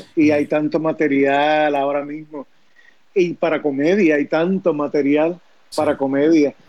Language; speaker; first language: Spanish; native; Spanish